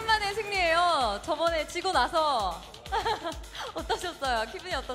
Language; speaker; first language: Korean; native; Korean